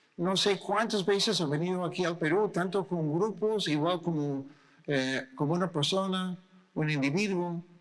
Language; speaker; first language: Spanish; native; Spanish